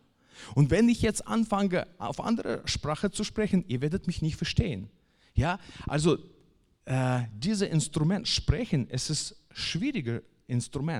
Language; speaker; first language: German; non-native, fluent; Russian